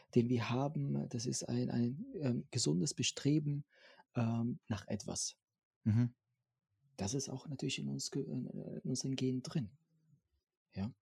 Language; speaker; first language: German; non-native, fluent; French